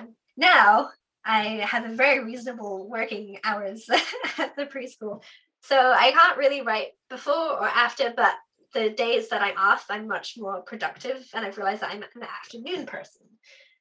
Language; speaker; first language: English; native; English